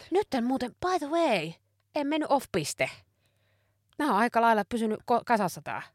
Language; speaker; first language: Finnish; native; Finnish